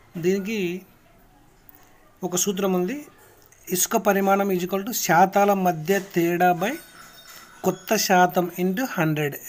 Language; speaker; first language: Telugu; native; Telugu